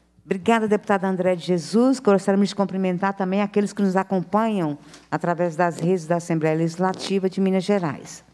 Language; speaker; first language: Portuguese; native; Portuguese